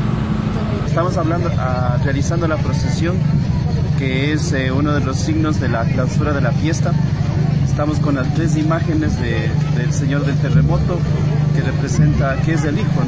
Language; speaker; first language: Spanish; native; Spanish